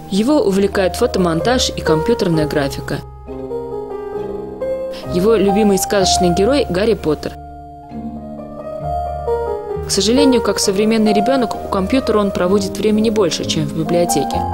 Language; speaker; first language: Russian; native; Russian